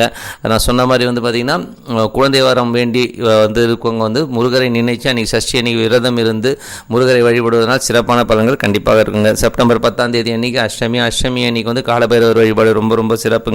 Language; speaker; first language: Tamil; native; Tamil